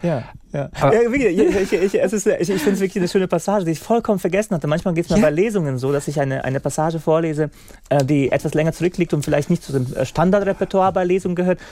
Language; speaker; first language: German; non-native, fluent; Bosnian